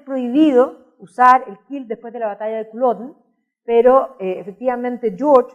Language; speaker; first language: Spanish; native; Spanish